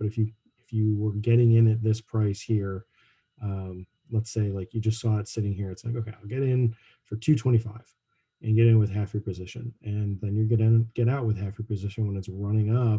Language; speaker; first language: English; native; English